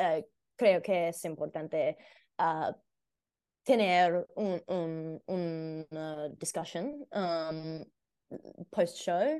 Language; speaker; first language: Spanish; non-native, learner; English